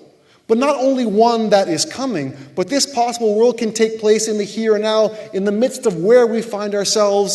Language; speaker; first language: English; native; English